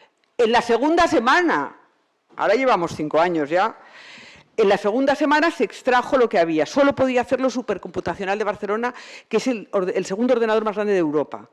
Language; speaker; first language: Spanish; native; Spanish